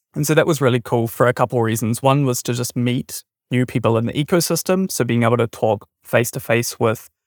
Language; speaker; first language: English; native; English